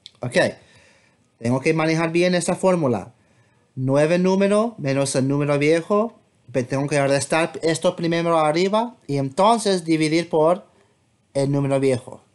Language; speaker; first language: Spanish; non-native, fluent; English